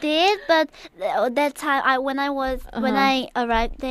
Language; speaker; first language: English; non-native, learner; Korean